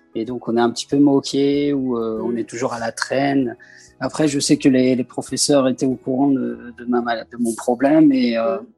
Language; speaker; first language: French; early bilingual, other home language; Persian